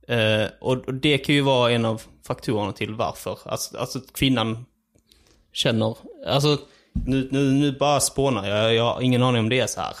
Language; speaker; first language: Swedish; early bilingual, other home language; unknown